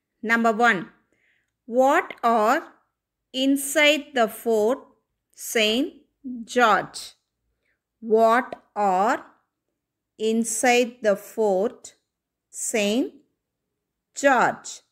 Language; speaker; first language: English; non-native, local second language; Tamil